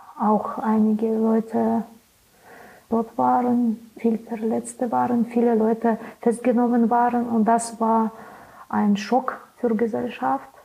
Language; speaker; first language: German; non-native, learner; Belarusian